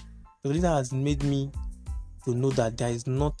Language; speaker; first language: English; non-native, local second language; Igbo